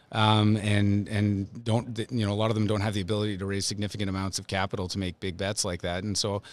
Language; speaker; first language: English; native; English